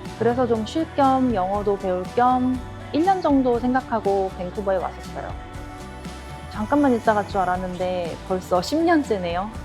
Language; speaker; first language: Korean; native; Korean